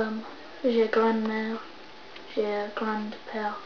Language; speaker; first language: French; non-native, learner; English